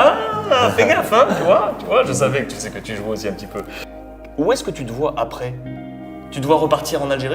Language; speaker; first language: French; native; French